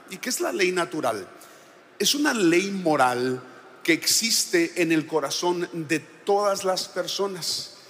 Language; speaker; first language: Spanish; native; Spanish